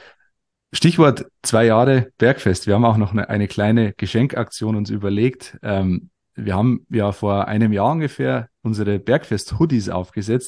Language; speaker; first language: German; native; German